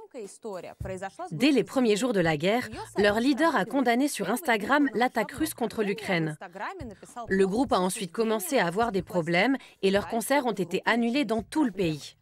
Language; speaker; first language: French; native; French